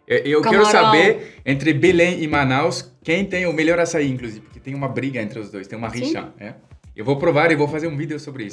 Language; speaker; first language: Portuguese; non-native, fluent; French